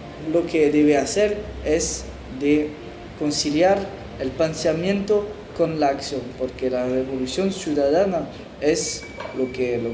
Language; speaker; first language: Spanish; non-native, fluent; French